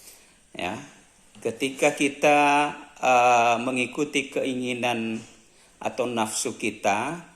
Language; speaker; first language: Indonesian; native; Indonesian